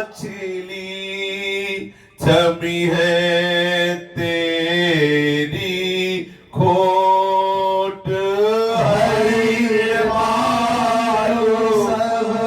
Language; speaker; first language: Hindi; native; Hindi